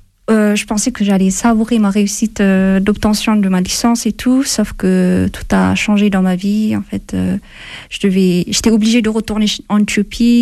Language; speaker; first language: French; non-native, fluent; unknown